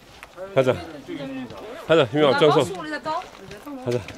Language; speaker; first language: Korean; native; Korean